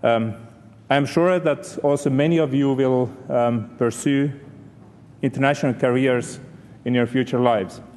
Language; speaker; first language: English; non-native, fluent; Estonian